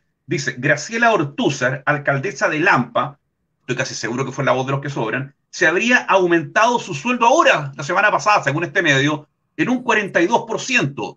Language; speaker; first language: Spanish; native; Spanish